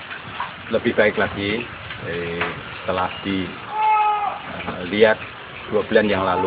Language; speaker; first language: Indonesian; non-native, local second language; Javanese